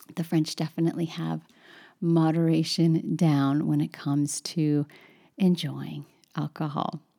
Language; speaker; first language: English; native; English